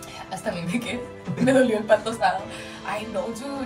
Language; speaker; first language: Spanish; early bilingual, heritage; Spanish